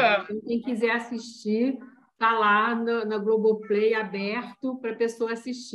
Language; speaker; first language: Portuguese; native; Portuguese